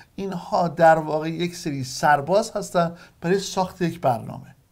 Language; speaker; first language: Persian; native; Persian